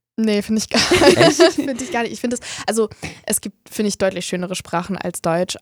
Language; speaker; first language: German; native; German